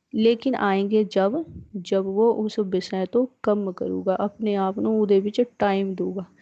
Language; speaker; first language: Hindi; non-native, local second language; Punjabi